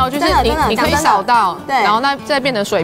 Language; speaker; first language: Chinese; native; Chinese